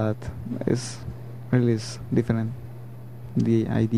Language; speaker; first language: English; non-native, learner; Spanish